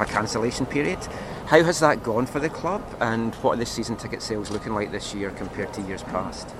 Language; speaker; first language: English; native; English